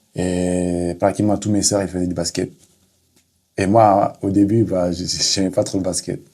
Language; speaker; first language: French; non-native, local second language; Wolof